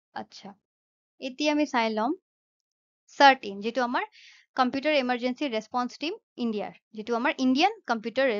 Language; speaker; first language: English; non-native, local second language; Assamese